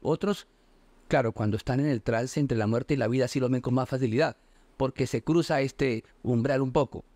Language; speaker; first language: Spanish; native; Spanish